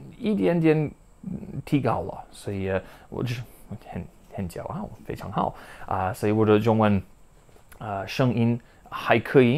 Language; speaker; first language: Chinese; non-native, learner; English